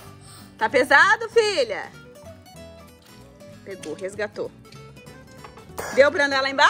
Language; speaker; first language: Portuguese; native; Portuguese